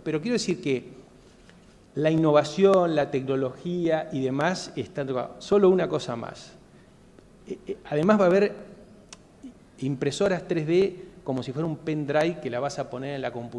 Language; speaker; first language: Spanish; native; Spanish